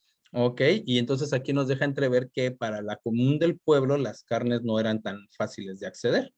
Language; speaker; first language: Spanish; native; Spanish